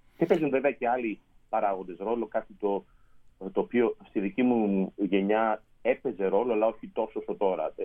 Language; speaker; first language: Greek; native; Greek